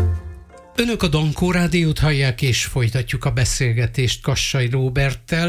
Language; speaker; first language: Hungarian; native; Hungarian